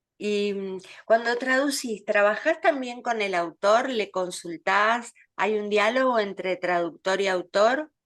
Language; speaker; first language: Spanish; native; Spanish